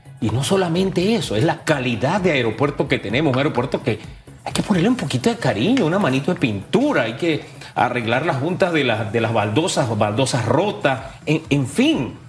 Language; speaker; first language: Spanish; native; Spanish